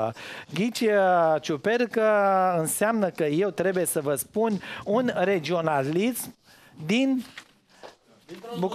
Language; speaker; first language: Romanian; native; Romanian